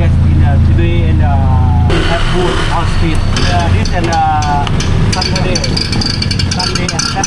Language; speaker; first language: English; non-native, learner; Thai